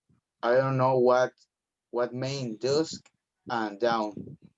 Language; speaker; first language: English; non-native, learner; Spanish